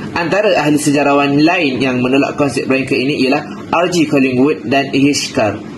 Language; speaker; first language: Malay; native; Malay